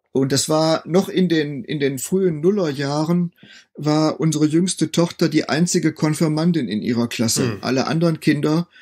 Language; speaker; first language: German; native; German